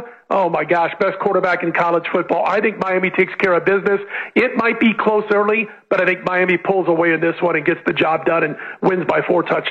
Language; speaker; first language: English; native; English